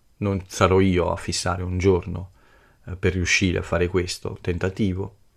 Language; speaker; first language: Italian; native; Italian